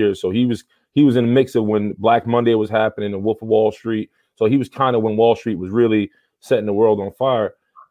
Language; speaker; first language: English; native; English